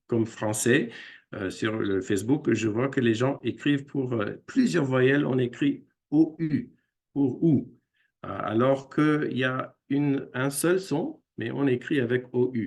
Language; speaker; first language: French; non-native, fluent; English